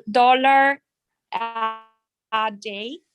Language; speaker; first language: English; non-native, fluent; Italian